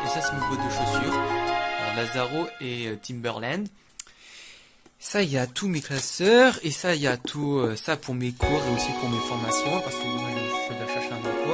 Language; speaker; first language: French; native; French